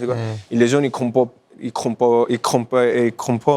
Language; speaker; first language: French; non-native, fluent; Spanish